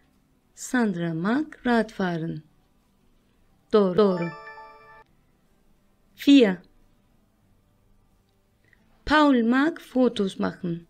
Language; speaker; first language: German; non-native, fluent; Turkish